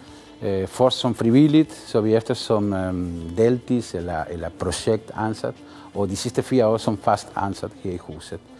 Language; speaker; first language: Danish; non-native, fluent; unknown